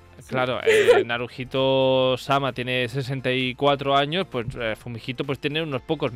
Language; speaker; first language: Spanish; native; Spanish